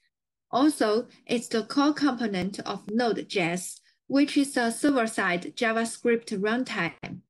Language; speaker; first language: English; non-native, fluent; Chinese